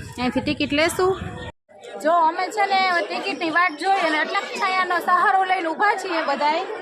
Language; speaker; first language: Gujarati; native; Gujarati